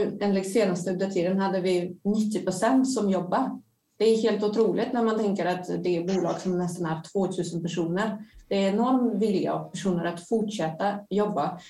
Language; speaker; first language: Swedish; non-native, fluent; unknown